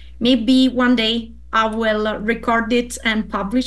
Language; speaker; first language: English; non-native, fluent; Italian